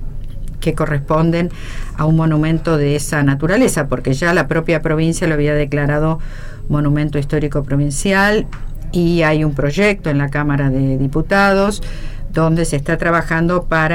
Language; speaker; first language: Spanish; native; Spanish